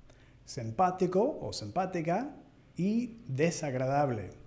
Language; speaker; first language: Spanish; non-native, fluent; English